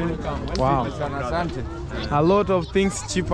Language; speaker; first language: English; non-native, learner; Swahili